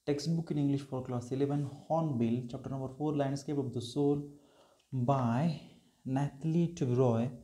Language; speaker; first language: English; non-native, local second language; Marathi